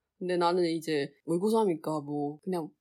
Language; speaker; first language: Korean; non-native, learner; Chinese